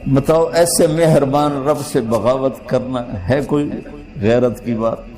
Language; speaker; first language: Urdu; non-native, local second language; Punjabi